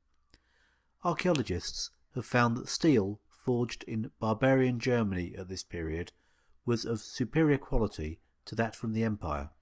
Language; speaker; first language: English; native; English